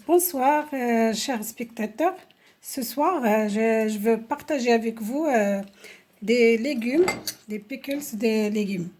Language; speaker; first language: French; non-native, local second language; Arabic